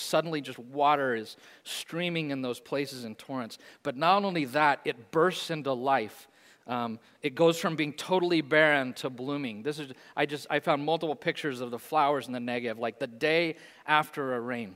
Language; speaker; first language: English; native; English